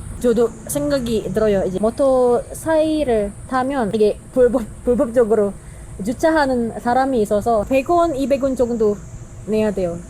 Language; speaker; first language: Korean; non-native, learner; Indonesian